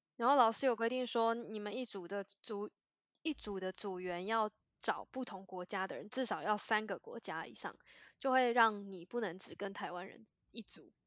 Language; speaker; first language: Chinese; native; Chinese